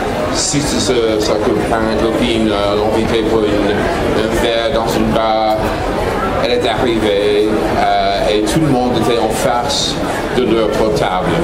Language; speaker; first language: French; non-native, fluent; English